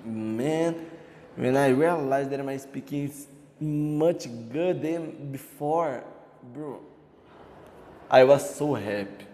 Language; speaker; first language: English; non-native, learner; Portuguese